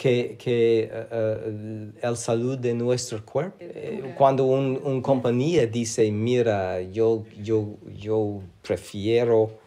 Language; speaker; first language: Spanish; non-native, learner; English